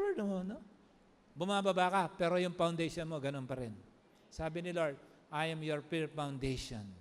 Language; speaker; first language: Filipino; non-native, local second language; Pampanga